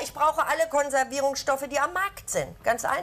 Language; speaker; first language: German; native; German